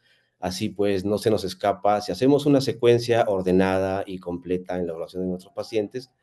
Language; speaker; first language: Spanish; native; Spanish